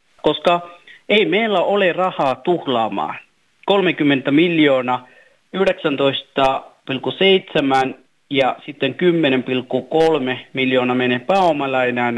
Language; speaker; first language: Finnish; non-native, fluent; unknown